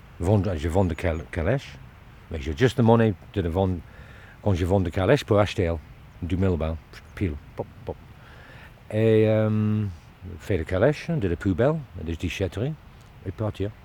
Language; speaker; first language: French; non-native, learner; Dutch